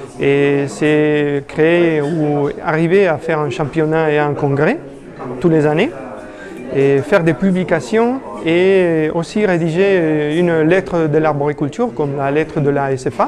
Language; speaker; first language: French; non-native, fluent; Spanish